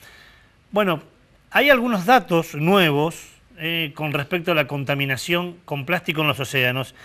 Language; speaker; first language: Spanish; native; Spanish